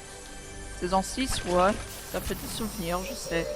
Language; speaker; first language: French; native; French